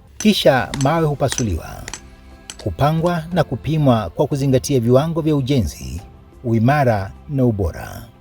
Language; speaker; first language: Swahili; native; Swahili